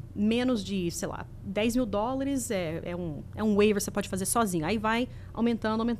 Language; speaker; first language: Portuguese; early bilingual, heritage; English